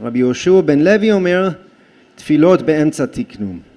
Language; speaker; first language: Hebrew; non-native, fluent; English